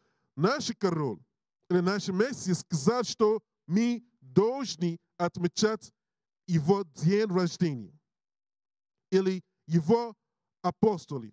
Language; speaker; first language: Russian; non-native, learner; English